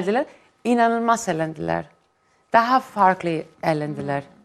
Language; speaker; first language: Turkish; non-native, fluent; Greek